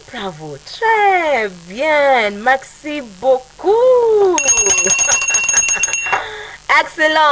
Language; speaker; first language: French; non-native, fluent; Yoruba